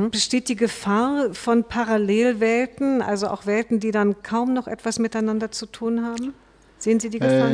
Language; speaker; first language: German; native; German